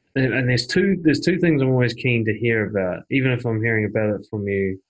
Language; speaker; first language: English; native; English